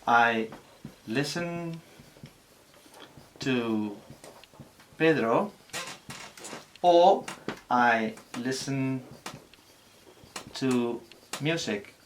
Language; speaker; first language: English; non-native, fluent; Spanish